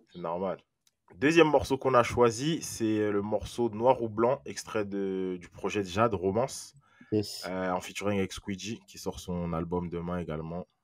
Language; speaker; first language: French; native; French